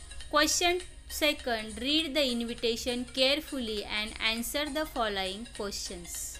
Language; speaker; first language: English; non-native, local second language; Marathi